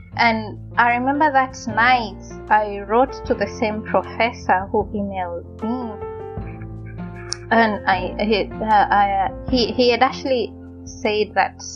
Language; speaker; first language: English; non-native, local second language; Gusii